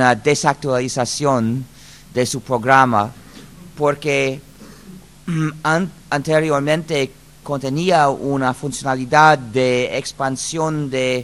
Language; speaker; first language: Spanish; non-native, fluent; English